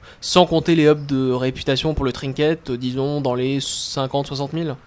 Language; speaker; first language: French; native; French